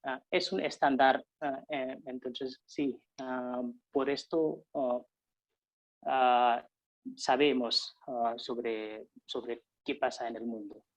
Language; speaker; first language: Spanish; non-native, fluent; Hindi